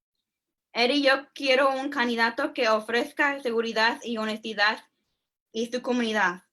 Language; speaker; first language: Spanish; early bilingual, heritage; Spanish